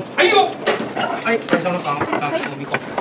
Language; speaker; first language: Japanese; native; Japanese